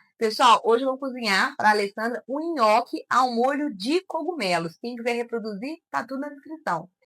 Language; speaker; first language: Portuguese; native; Portuguese